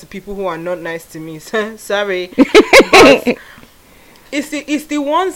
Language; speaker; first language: English; non-native, local second language; Igbo